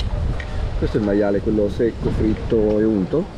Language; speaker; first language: Italian; native; Italian